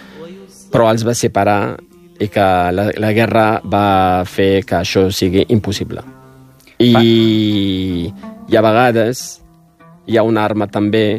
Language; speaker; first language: Catalan; early bilingual, other home language; Riffian